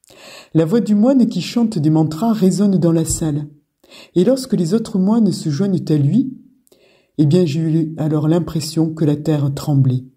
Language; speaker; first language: French; native; French